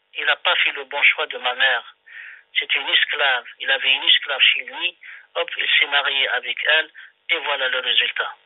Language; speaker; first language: French; non-native, local second language; Arabic